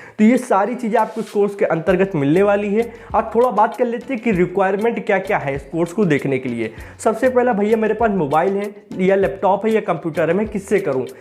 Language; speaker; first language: Hindi; native; Hindi